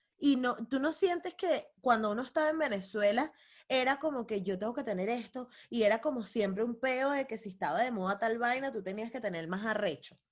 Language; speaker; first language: Spanish; native; Spanish